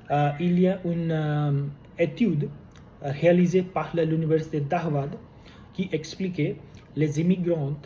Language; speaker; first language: French; non-native, learner; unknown